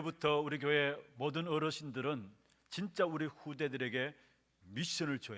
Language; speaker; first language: Korean; native; Korean